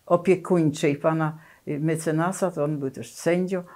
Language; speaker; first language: Polish; native; Polish